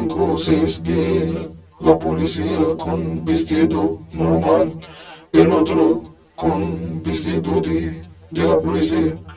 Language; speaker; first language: Spanish; non-native, learner; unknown